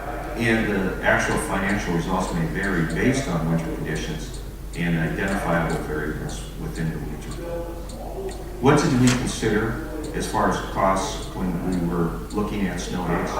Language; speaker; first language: English; native; English